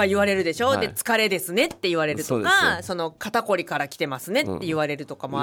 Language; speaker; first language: Japanese; native; Japanese